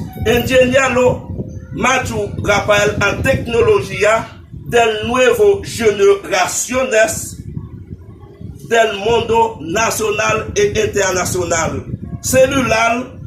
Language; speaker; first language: Spanish; non-native, learner; Haitian Creole